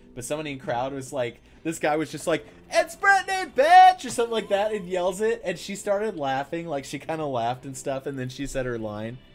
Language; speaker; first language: English; native; English